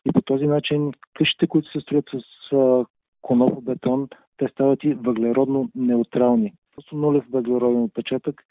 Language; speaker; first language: Bulgarian; native; Bulgarian